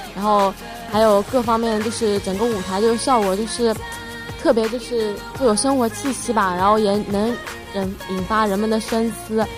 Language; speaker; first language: Chinese; native; Chinese